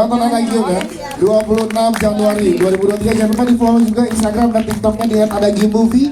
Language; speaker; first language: Indonesian; native; Indonesian